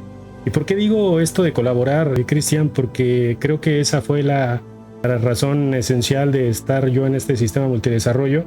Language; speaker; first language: Spanish; native; Spanish